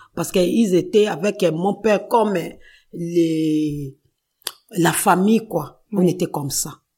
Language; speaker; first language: French; non-native, local second language; Kongo